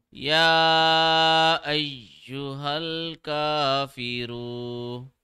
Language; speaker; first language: Urdu; native; Urdu